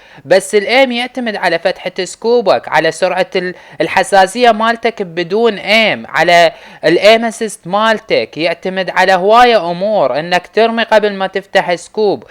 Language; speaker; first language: Arabic; native; Arabic